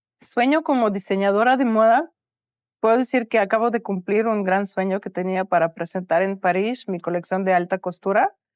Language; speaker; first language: Spanish; non-native, fluent; Ukrainian